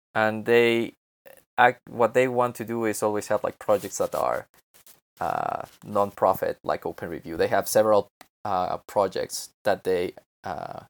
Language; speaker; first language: English; non-native, fluent; Spanish